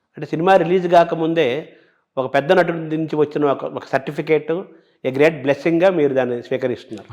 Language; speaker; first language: Telugu; native; Telugu